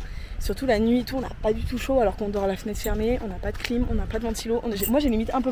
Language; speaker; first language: French; native; French